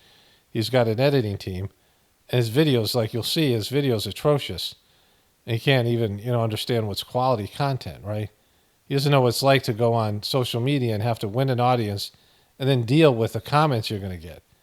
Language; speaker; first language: English; native; English